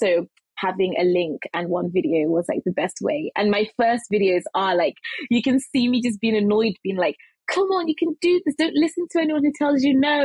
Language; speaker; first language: English; early bilingual, other home language; Shona